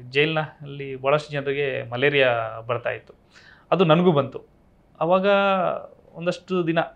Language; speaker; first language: Kannada; native; Kannada